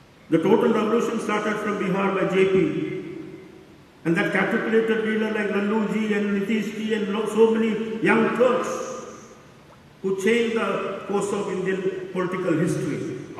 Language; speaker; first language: English; non-native, local second language; Malayalam